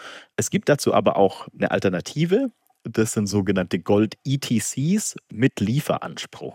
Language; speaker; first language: German; native; German